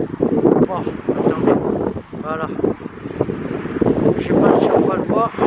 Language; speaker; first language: French; native; French